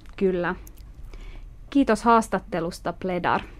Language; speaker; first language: Finnish; native; Finnish